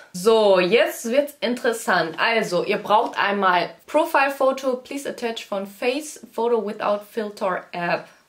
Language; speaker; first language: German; early bilingual, other home language; Vietnamese